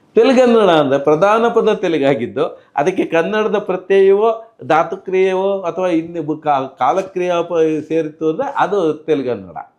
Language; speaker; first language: Kannada; native; Kannada